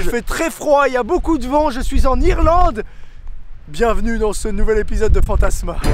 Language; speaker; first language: French; native; French